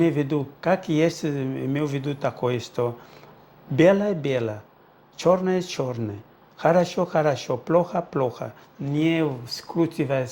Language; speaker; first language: Russian; non-native, fluent; Portuguese